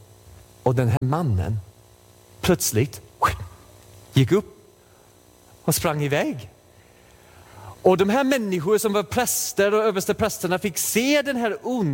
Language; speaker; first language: Swedish; non-native, fluent; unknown